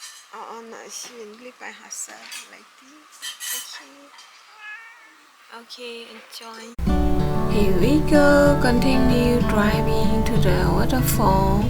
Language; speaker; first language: English; non-native, learner; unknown